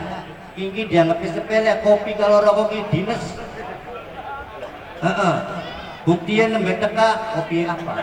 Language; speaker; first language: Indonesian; non-native, local second language; Javanese